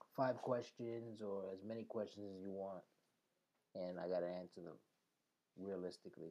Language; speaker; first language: English; early bilingual, other home language; Spanish